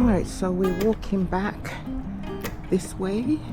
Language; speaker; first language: English; native; English